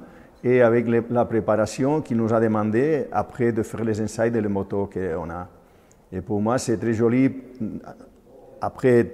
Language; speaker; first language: French; non-native, fluent; Spanish